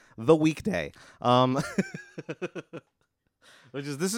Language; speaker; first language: English; native; English